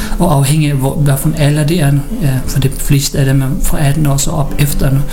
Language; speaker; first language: Danish; early bilingual, other home language; Filipino